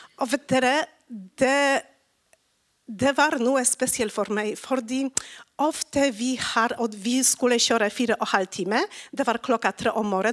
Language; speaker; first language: Norwegian; non-native, learner; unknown